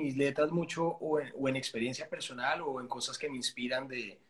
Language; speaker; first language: Spanish; native; Spanish